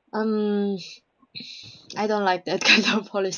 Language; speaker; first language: English; non-native, learner; Chinese